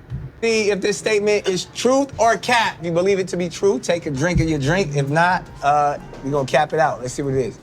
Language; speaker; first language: English; native; English